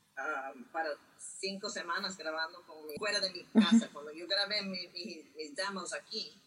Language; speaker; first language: Spanish; early bilingual, heritage; Spanish